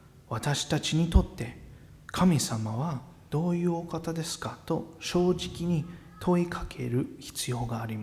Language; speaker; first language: Japanese; non-native, fluent; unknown